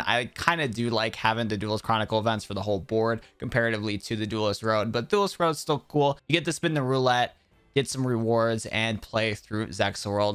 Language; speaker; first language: English; native; English